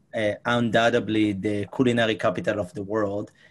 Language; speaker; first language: English; non-native, fluent; Hebrew